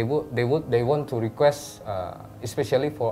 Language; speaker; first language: English; non-native, learner; Indonesian